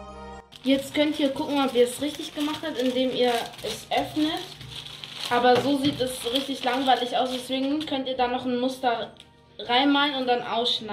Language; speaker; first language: German; early bilingual, other home language; Aramaic